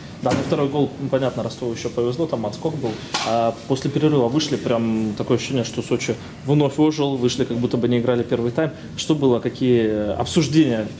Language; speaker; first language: Russian; native; Russian